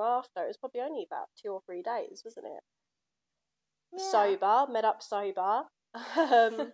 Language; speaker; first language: English; native; English